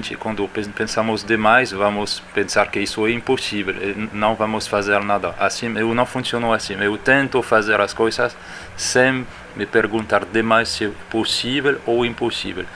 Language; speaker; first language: Portuguese; non-native, fluent; French